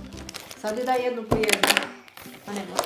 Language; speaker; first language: Croatian; native; Croatian